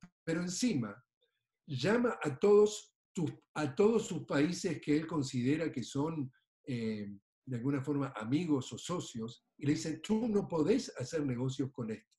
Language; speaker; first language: Spanish; native; Spanish